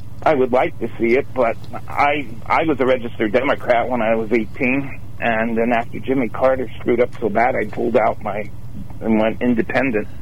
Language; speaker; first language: English; native; English